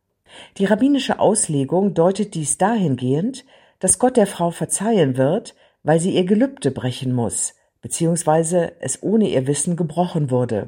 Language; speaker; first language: German; native; German